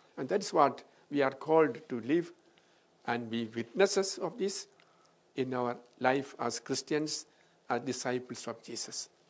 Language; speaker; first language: English; non-native, local second language; Malayalam